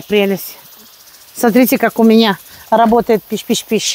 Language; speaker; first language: Russian; native; Russian